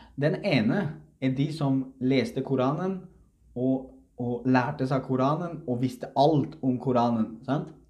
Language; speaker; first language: Norwegian; early bilingual, other home language; Uzbek